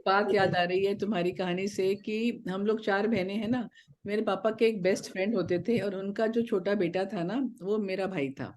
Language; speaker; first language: Hindi; native; Hindi